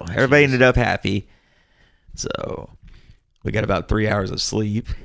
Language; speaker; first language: English; native; English